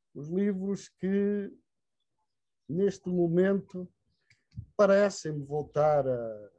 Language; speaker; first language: Portuguese; native; Portuguese